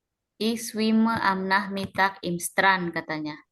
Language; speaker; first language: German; non-native, fluent; Indonesian